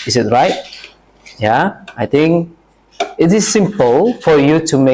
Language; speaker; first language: English; non-native, learner; Indonesian